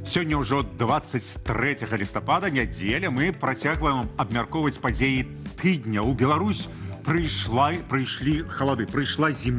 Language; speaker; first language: Belarusian; native; Belarusian